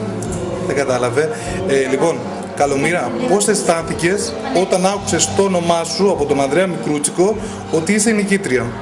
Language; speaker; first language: Greek; native; Greek